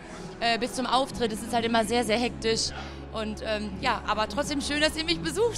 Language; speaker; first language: German; native; German